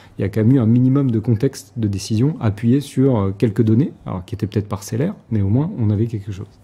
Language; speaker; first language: French; native; French